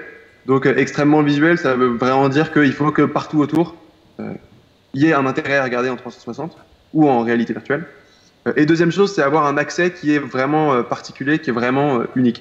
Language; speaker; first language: French; native; French